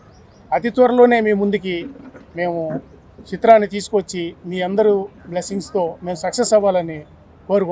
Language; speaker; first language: Telugu; native; Telugu